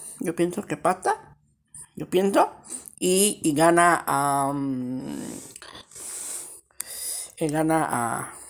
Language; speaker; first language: Spanish; early bilingual, heritage; Spanish